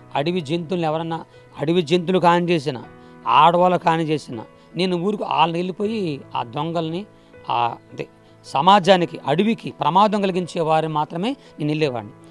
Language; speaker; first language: Telugu; non-native, local second language; Koya